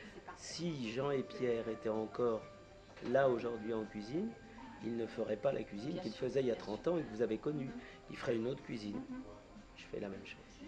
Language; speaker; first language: French; native; French